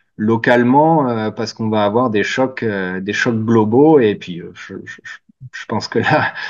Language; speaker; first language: French; native; French